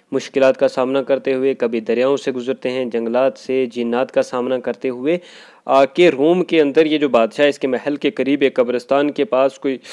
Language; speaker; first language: Urdu; non-native, local second language; Kashmiri